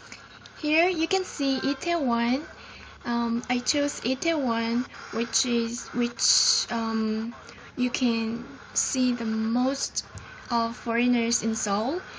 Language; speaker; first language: English; non-native, fluent; Korean